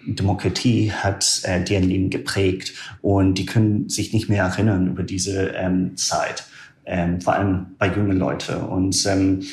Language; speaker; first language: German; non-native, fluent; English